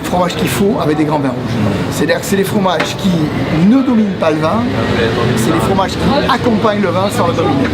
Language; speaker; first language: French; native; French